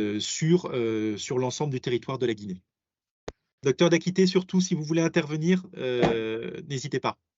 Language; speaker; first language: French; native; French